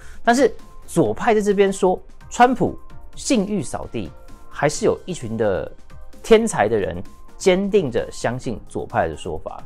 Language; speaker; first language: Chinese; native; Chinese